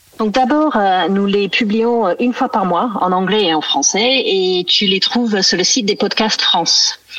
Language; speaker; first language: French; non-native, fluent; English